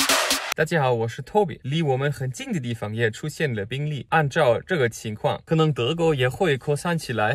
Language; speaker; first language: Chinese; non-native, fluent; German